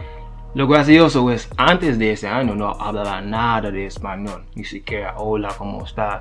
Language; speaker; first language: Spanish; non-native, learner; Haitian Creole